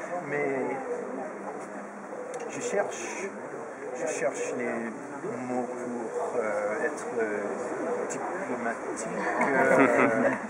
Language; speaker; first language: French; non-native, fluent; English